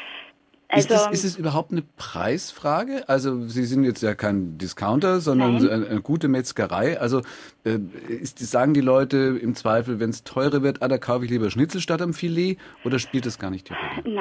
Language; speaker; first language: German; native; German